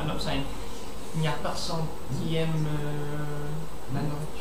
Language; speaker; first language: French; non-native, learner; English